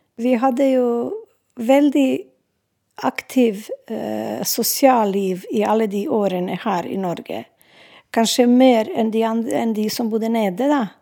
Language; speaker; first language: Norwegian; non-native, fluent; Serbian